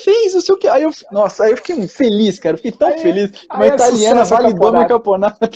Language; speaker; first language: Portuguese; native; Portuguese